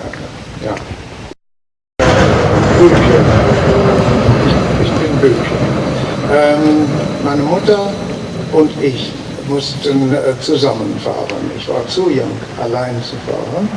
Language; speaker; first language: German; early bilingual, heritage; German